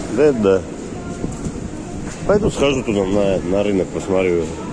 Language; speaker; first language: Russian; native; Russian